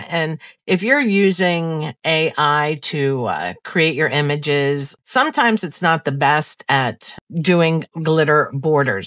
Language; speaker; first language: English; native; English